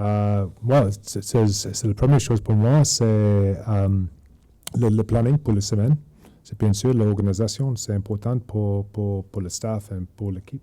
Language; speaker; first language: French; non-native, learner; English